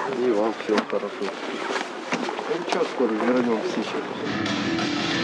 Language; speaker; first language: Russian; native; Russian